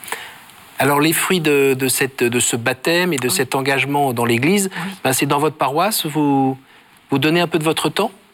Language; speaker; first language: French; native; French